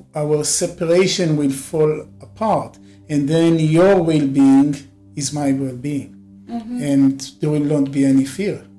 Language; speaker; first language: English; non-native, fluent; Hebrew